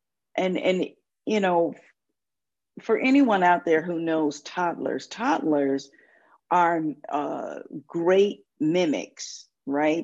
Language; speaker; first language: English; native; English